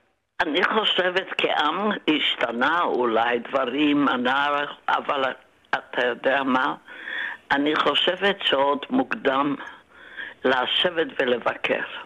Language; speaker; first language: Hebrew; non-native, fluent; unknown